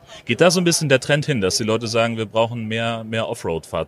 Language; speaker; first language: German; native; German